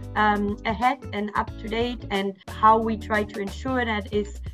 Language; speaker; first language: English; non-native, fluent; German